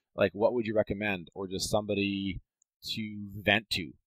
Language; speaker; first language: English; native; English